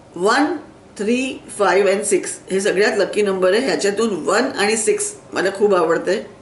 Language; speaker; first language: Marathi; non-native, local second language; Sindhi